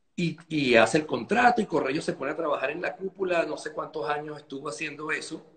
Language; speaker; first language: Spanish; native; Spanish